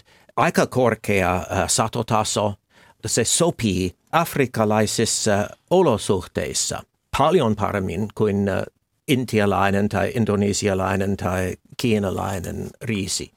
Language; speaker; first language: Finnish; non-native, fluent; English